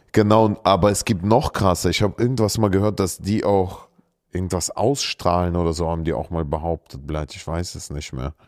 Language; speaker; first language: German; early bilingual, other home language; Russian